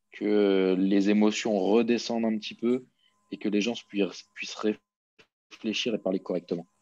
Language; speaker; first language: French; native; French